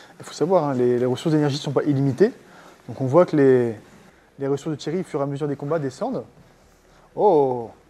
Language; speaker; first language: French; native; French